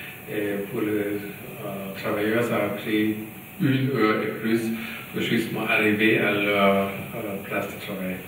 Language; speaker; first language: French; non-native, learner; German